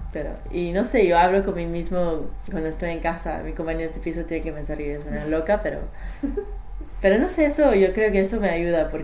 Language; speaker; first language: Spanish; non-native, fluent; English